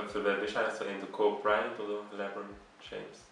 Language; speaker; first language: German; native; German